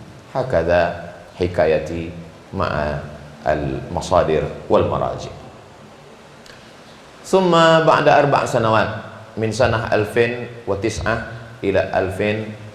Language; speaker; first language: Arabic; non-native, fluent; Indonesian